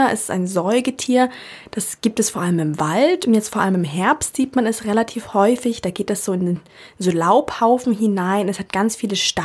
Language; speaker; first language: German; native; German